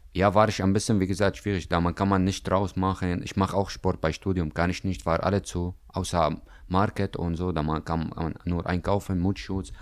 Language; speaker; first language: German; non-native, learner; Arabic